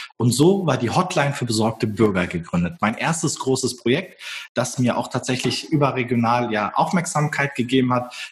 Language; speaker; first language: German; early bilingual, other home language; Turkish